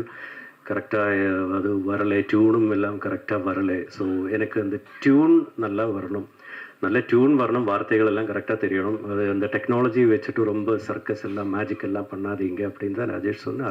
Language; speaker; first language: Tamil; non-native, learner; Malayalam